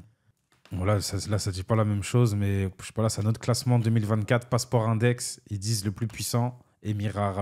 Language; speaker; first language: French; native; French